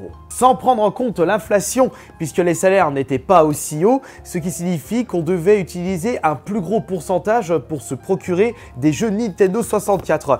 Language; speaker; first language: French; native; French